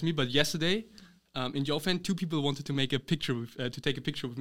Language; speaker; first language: English; non-native, fluent; German